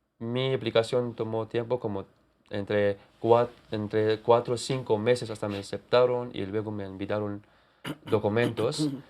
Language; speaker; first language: Spanish; non-native, fluent; Kurdish